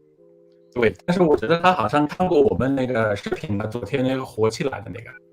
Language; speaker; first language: Chinese; non-native, fluent; English